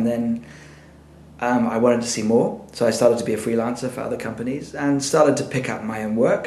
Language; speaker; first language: English; native; English